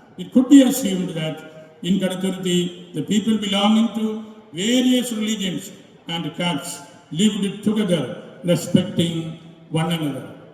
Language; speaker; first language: English; non-native, local second language; Malayalam